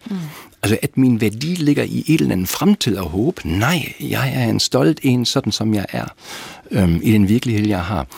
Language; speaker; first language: Danish; non-native, fluent; German